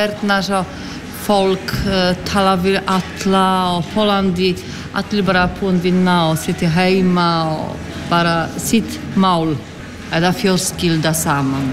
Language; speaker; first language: Icelandic; non-native, learner; Polish